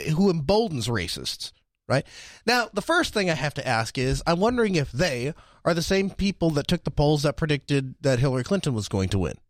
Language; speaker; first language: English; early bilingual, other home language; Hindi